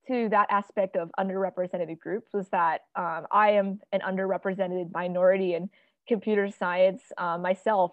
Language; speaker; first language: English; native; English